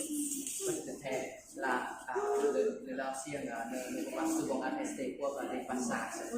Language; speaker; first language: French; non-native, learner; Lao